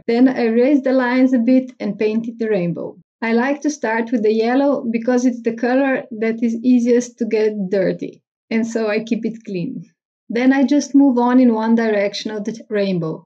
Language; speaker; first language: English; non-native, fluent; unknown